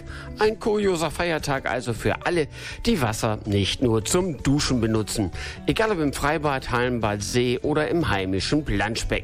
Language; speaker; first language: German; native; German